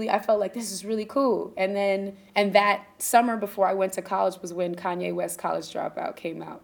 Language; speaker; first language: English; native; English